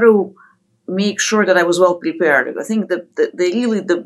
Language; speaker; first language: English; non-native, fluent; Ukrainian